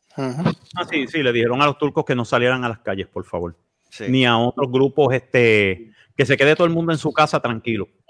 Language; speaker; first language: Spanish; native; Spanish